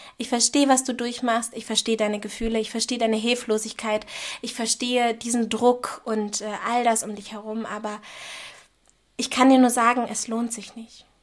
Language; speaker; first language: German; native; German